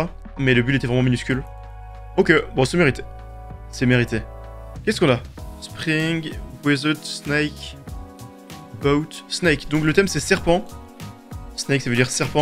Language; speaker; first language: French; native; French